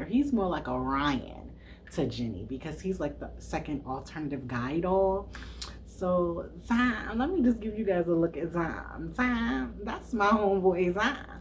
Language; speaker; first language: English; native; English